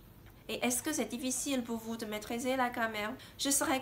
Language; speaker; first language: French; non-native, fluent; Chinese